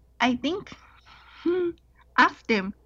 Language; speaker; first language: English; non-native, learner; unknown